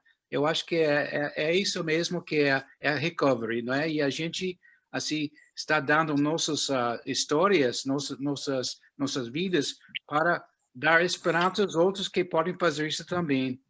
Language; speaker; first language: Portuguese; non-native, fluent; English